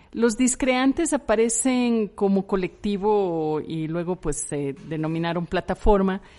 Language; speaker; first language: Spanish; native; Spanish